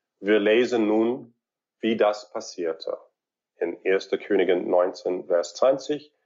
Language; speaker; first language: German; non-native, fluent; English